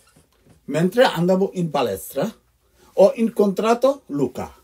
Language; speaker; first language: Italian; non-native, fluent; Bangla